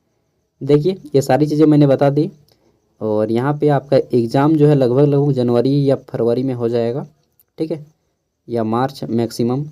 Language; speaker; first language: Hindi; native; Hindi